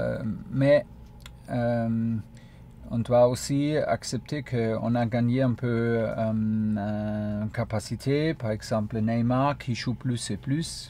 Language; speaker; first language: French; non-native, fluent; German